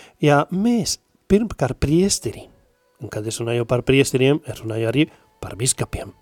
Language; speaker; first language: Latvian; non-native, fluent; Spanish